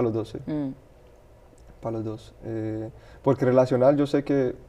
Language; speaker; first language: Spanish; early bilingual, heritage; Spanish